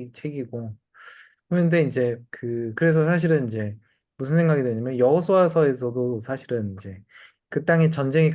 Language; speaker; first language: Korean; native; Korean